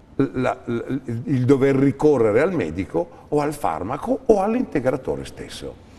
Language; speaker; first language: Italian; native; Italian